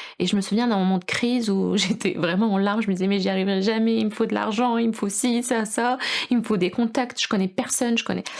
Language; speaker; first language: French; early bilingual, other home language; Russian